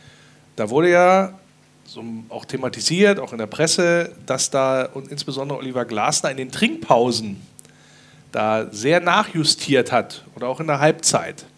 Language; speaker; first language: German; native; German